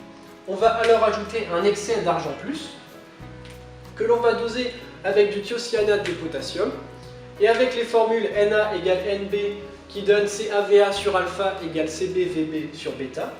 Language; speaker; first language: French; native; French